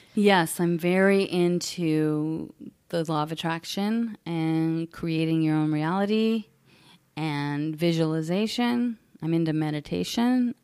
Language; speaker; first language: English; native; English